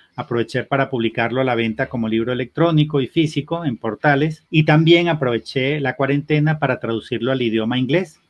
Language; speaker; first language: Spanish; native; Spanish